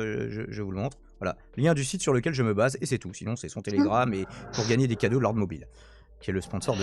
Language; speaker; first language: French; native; French